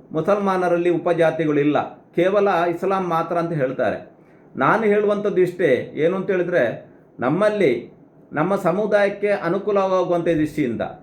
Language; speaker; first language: Kannada; non-native, local second language; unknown